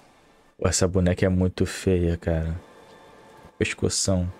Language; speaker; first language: Portuguese; native; Portuguese